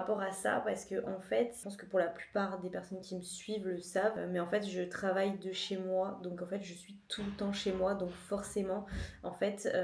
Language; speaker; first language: French; native; French